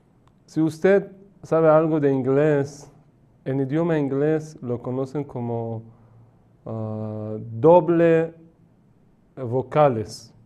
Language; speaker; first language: Spanish; non-native, fluent; Persian